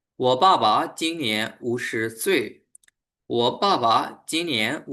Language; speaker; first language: Chinese; non-native, fluent; Burmese